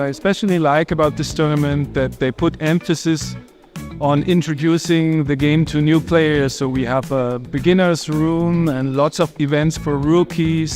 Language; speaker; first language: English; non-native, fluent; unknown